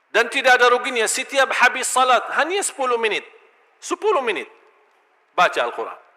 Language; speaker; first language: Malay; non-native, fluent; Arabic